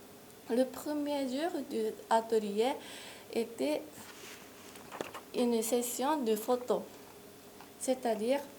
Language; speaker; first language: French; non-native, fluent; Japanese